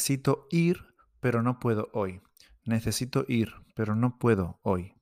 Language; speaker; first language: Spanish; non-native, fluent; English